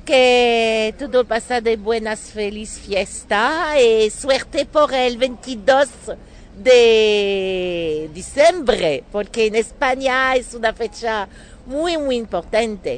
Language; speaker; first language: Spanish; non-native, fluent; French